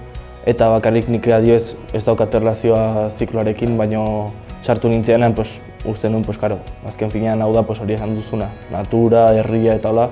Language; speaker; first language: Basque; non-native, local second language; Spanish